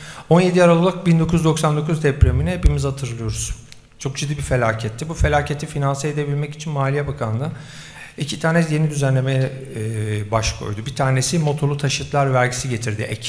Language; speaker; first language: Turkish; native; Turkish